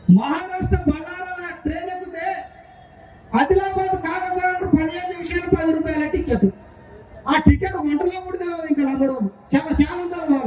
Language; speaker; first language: Telugu; non-native, local second language; Koya